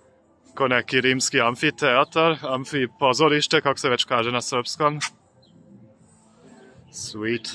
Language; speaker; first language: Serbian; non-native, fluent; German